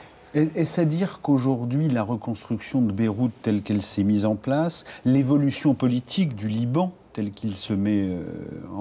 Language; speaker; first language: French; native; French